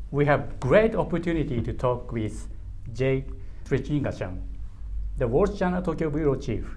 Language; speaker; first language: English; non-native, fluent; Japanese